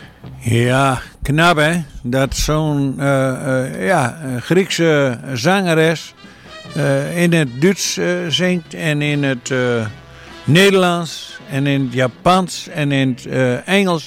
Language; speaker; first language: Dutch; native; Dutch